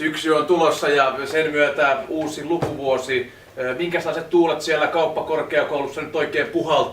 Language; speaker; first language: Finnish; native; Finnish